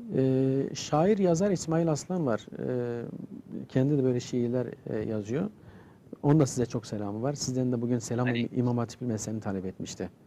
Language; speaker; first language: Turkish; native; Turkish